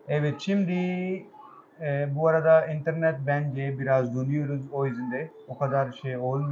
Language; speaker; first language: Turkish; non-native, learner; Urdu